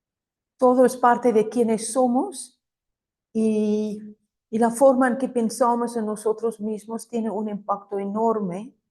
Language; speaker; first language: Spanish; non-native, fluent; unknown